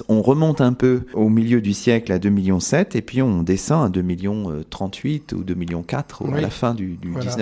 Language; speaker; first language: French; native; French